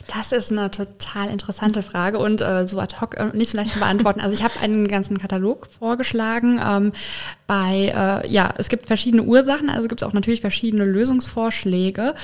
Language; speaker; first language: German; native; German